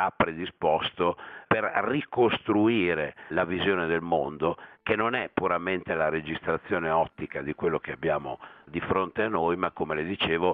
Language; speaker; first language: Italian; native; Italian